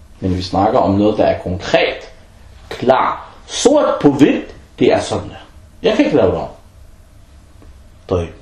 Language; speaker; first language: Danish; early bilingual, other home language; Arabic